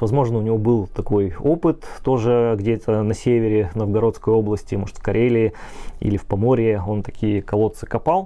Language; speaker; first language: Russian; native; Russian